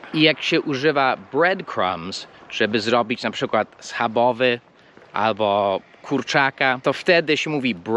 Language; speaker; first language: Polish; non-native, fluent; English